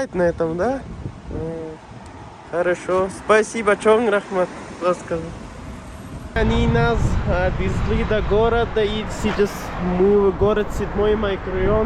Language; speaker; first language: Russian; non-native, learner; Urdu